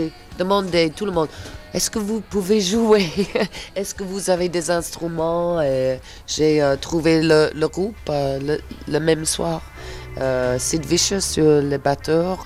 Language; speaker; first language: French; non-native, fluent; English